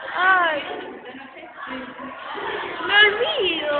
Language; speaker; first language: Spanish; native; Spanish